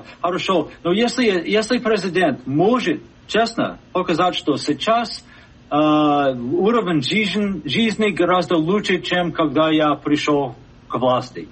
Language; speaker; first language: Russian; non-native, fluent; English